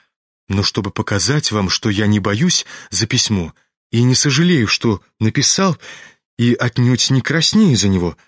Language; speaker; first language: Russian; native; Russian